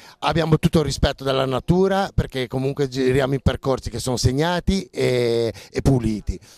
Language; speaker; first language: Italian; native; Italian